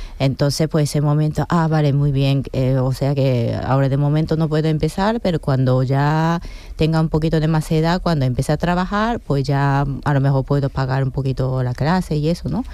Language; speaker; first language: Spanish; non-native, fluent; Japanese